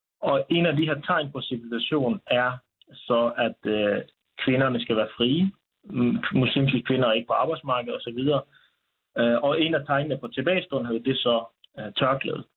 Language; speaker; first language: Danish; early bilingual, other home language; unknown